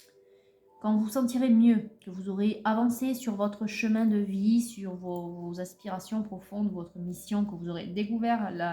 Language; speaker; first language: French; native; French